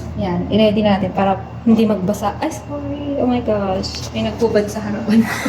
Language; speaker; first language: Filipino; non-native, local second language; Iloko